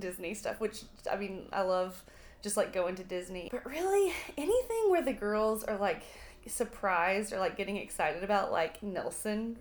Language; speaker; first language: English; native; English